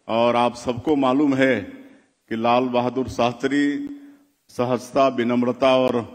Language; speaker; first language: Hindi; native; Hindi